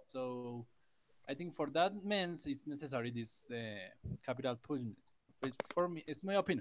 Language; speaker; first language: English; non-native, learner; Spanish